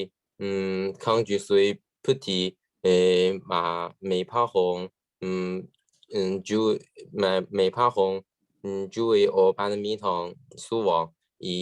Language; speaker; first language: French; non-native, learner; Chinese